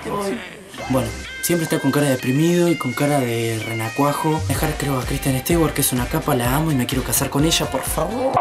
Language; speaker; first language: Spanish; native; Spanish